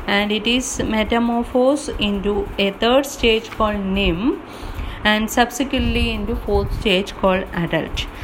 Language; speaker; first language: English; non-native, local second language; Malayalam